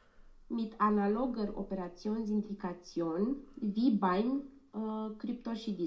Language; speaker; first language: German; non-native, learner; Romanian